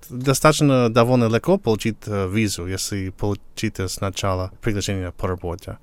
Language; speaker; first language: Russian; non-native, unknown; English